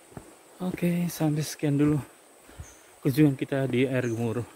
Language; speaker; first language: Indonesian; native; Indonesian